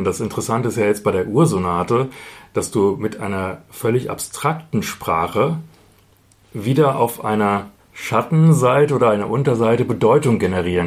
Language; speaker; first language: German; native; German